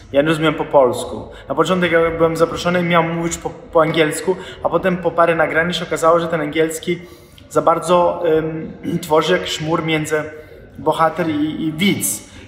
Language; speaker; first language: Polish; non-native, fluent; Italian